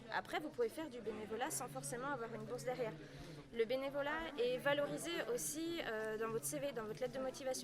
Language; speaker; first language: French; native; French